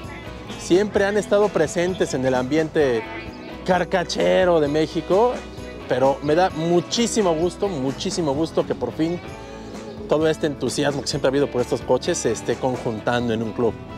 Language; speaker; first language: Spanish; native; Spanish